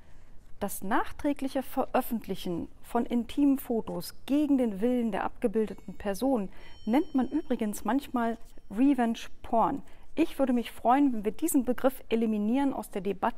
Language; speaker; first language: German; native; German